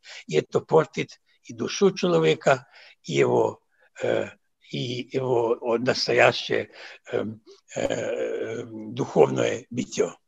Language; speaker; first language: Russian; non-native, fluent; Serbian